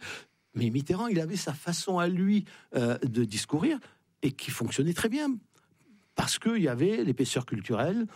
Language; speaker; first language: French; native; French